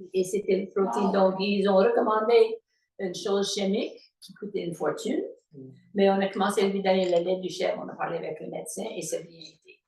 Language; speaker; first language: French; native; French